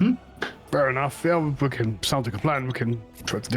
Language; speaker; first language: English; native; English